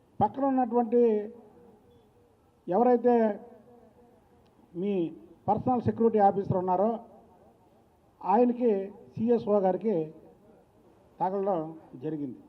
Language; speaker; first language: Telugu; native; Telugu